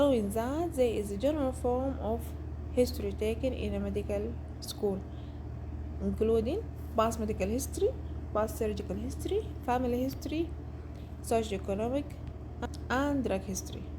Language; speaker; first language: English; non-native, local second language; Arabic